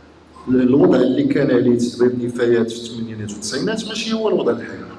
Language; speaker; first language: Arabic; native; Arabic